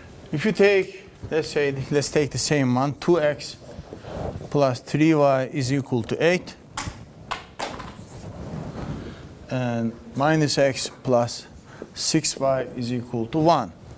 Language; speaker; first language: English; non-native, fluent; Turkish